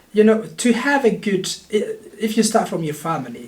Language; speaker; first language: English; non-native, fluent; Oromo